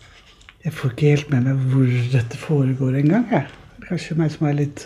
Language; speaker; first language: Norwegian; native; Norwegian